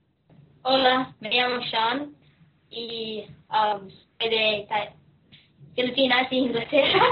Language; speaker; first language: Spanish; non-native, learner; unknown